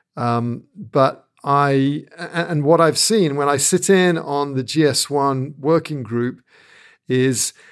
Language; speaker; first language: English; native; English